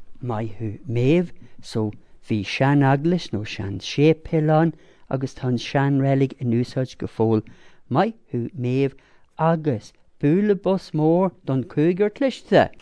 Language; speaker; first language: Irish; non-native, local second language; English